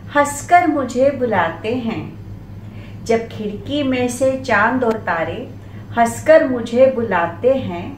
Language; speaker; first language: Hindi; non-native, local second language; Marathi